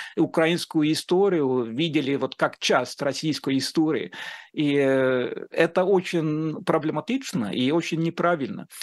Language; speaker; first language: Russian; non-native, fluent; Finnish